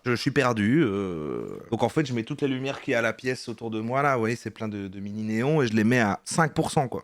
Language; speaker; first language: French; native; French